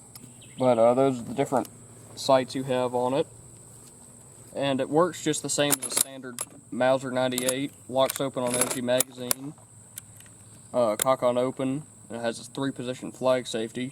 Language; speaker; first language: English; native; English